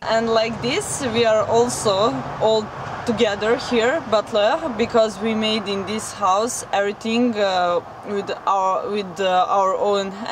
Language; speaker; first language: English; non-native, fluent; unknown